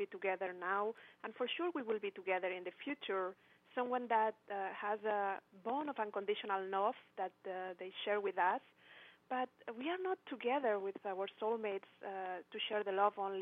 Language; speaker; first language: English; non-native, fluent; Spanish